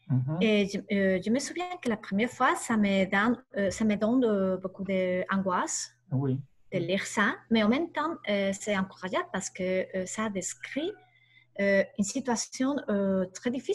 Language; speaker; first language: French; non-native, learner; Spanish